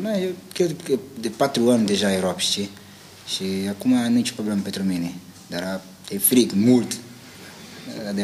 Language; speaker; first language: Romanian; non-native, learner; Portuguese